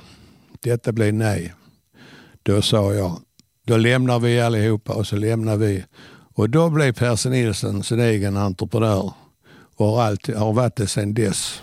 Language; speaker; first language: Swedish; native; Swedish